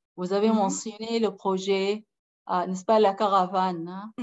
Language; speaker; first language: French; non-native, fluent; Arabic